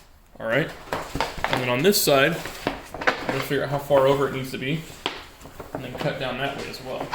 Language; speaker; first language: English; native; English